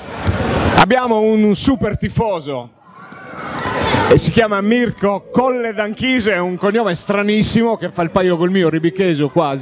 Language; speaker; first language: Italian; native; Italian